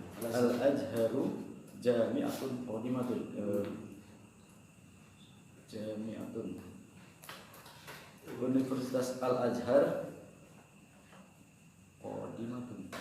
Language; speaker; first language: Arabic; non-native, learner; Indonesian